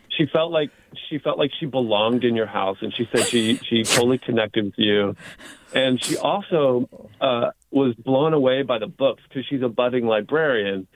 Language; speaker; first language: English; native; English